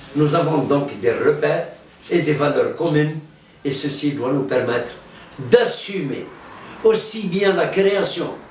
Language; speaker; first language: French; non-native, local second language; Arabic